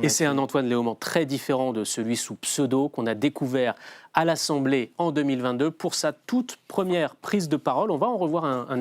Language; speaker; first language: French; native; French